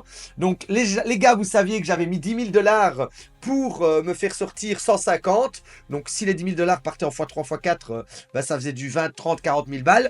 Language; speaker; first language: French; native; French